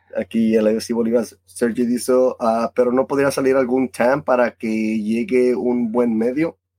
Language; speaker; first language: Spanish; early bilingual, heritage; Spanish